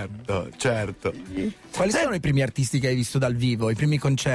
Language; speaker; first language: Italian; native; Italian